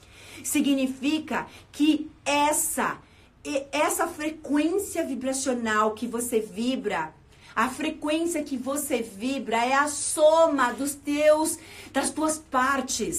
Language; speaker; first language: Portuguese; native; Portuguese